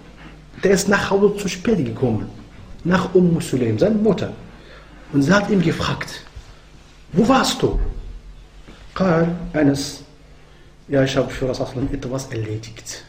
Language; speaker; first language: German; non-native, fluent; Arabic